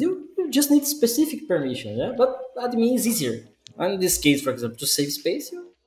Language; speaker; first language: English; non-native, fluent; Portuguese